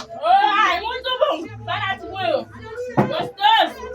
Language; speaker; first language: Portuguese; non-native, learner; Haitian Creole